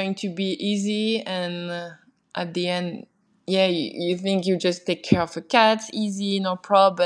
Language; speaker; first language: English; non-native, fluent; French